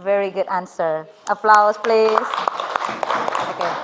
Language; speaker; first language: English; non-native, fluent; Indonesian